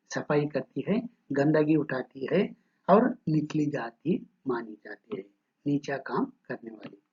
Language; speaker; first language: Hindi; non-native, local second language; Kannada